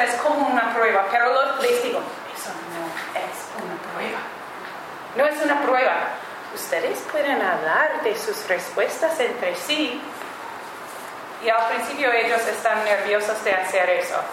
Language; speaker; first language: Spanish; non-native, fluent; English